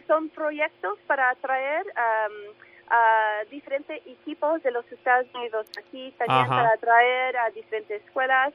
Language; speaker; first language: Spanish; early bilingual, heritage; English